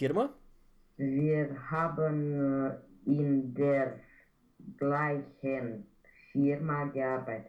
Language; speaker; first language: German; non-native, learner; Romanian